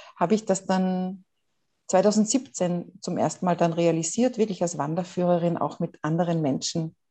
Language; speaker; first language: German; native; German